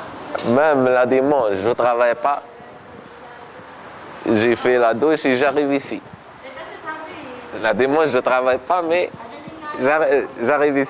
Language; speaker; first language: French; non-native, learner; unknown